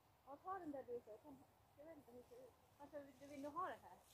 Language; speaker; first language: Swedish; non-native, learner; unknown